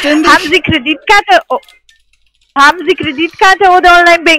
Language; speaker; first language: German; non-native, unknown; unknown